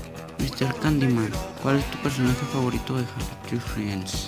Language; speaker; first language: Spanish; early bilingual, other home language; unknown